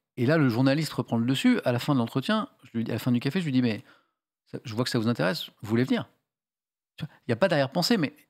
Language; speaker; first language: French; native; French